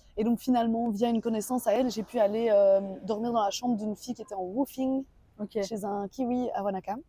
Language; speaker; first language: French; native; French